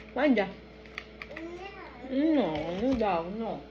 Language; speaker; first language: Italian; non-native, learner; Filipino